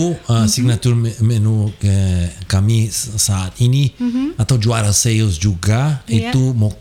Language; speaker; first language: Indonesian; non-native, fluent; Portuguese